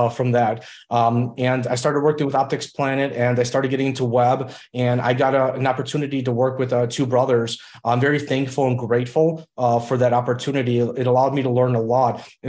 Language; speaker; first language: English; early bilingual, other home language; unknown